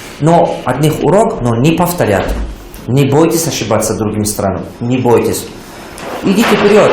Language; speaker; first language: Russian; non-native, local second language; Tajik